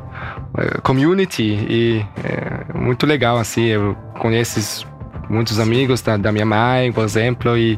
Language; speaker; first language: Portuguese; early bilingual, heritage; German